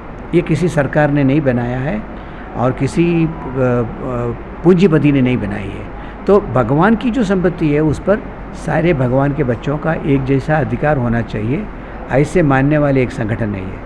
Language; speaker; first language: Hindi; native; Hindi